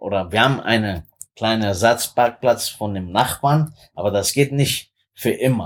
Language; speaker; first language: German; non-native, fluent; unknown